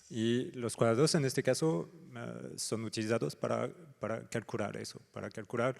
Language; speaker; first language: Spanish; non-native, fluent; French